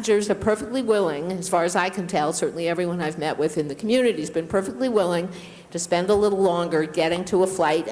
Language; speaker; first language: English; native; English